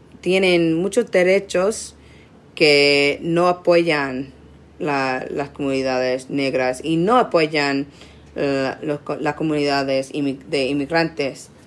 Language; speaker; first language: Spanish; non-native, learner; English